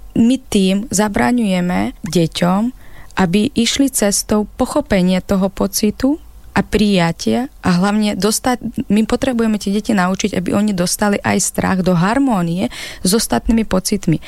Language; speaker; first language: Slovak; non-native, fluent; Ukrainian